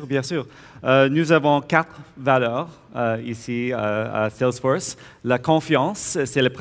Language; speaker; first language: French; non-native, learner; English